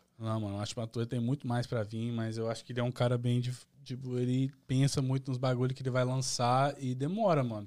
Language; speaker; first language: Portuguese; early bilingual, heritage; Portuguese